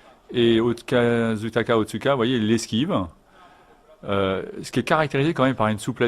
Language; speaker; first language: French; native; French